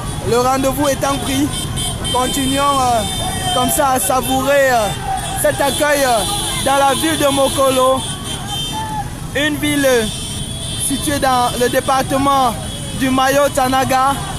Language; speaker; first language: French; native; French